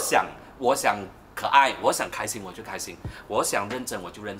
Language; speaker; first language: Chinese; native; Chinese